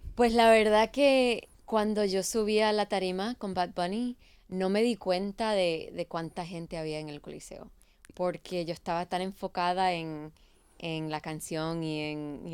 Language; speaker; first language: Spanish; early bilingual, heritage; Spanish